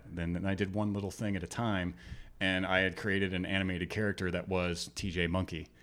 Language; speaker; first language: English; native; English